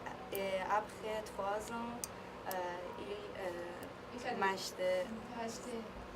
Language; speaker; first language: French; non-native, learner; Persian